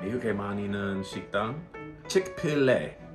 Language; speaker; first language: Korean; non-native, learner; English